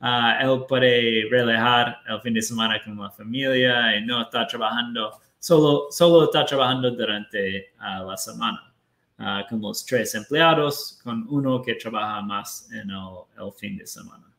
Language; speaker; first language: Spanish; non-native, fluent; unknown